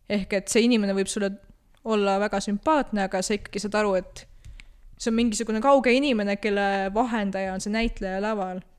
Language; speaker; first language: Estonian; non-native, local second language; Russian